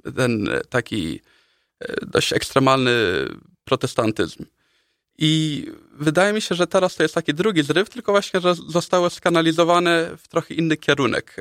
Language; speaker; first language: Polish; early bilingual, heritage; Polish